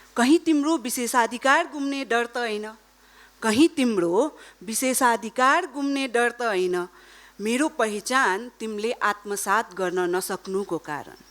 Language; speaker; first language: Nepali; non-native, local second language; Marwari